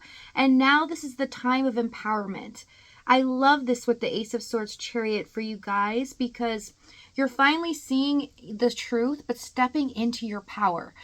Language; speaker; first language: English; native; English